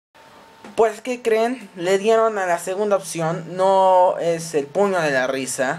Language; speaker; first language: Spanish; native; Spanish